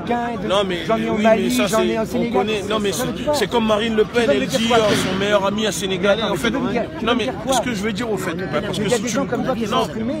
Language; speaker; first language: French; native; French